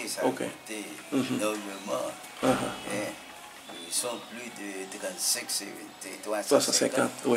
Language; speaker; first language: French; non-native, local second language; Haitian Creole